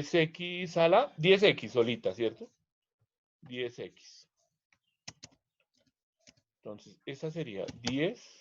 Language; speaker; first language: Spanish; native; Spanish